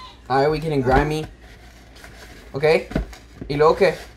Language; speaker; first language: Spanish; early bilingual, heritage; Spanish